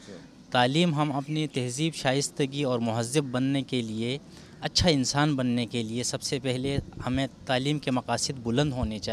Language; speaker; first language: Urdu; native; Urdu